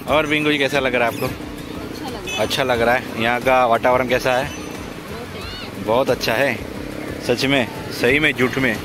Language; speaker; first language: Hindi; non-native, local second language; Gujarati